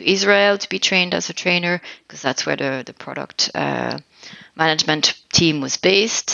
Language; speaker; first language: English; non-native, fluent; French